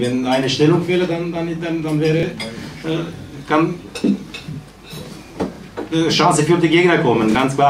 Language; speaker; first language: German; non-native, fluent; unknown